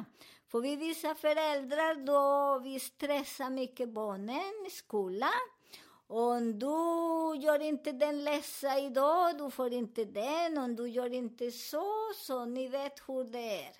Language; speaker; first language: Swedish; non-native, learner; Spanish